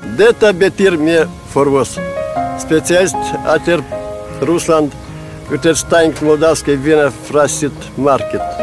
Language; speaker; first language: Norwegian; non-native, learner; Romanian